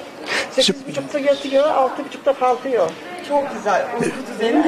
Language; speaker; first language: Turkish; native; Turkish